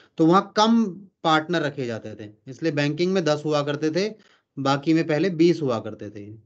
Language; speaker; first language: Hindi; native; Hindi